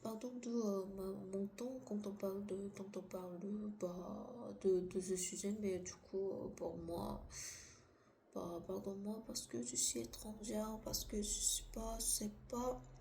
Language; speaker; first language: French; non-native, learner; Korean